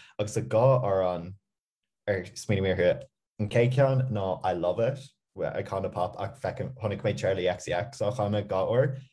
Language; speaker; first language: Irish; native; Irish